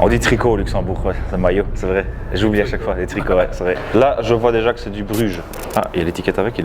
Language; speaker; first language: French; native; French